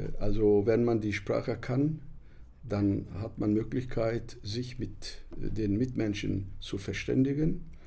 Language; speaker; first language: German; non-native, fluent; Turkish